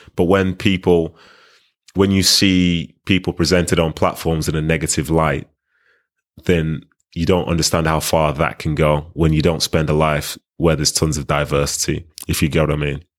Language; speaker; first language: English; native; English